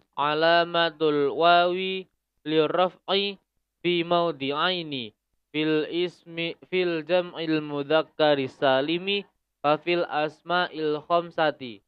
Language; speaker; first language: Arabic; non-native, learner; Indonesian